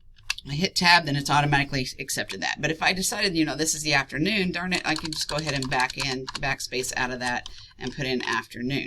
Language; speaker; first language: English; native; English